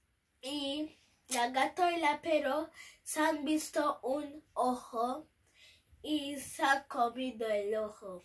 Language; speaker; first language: Spanish; non-native, local second language; Bini